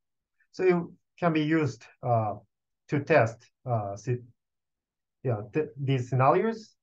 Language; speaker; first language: English; non-native, fluent; Japanese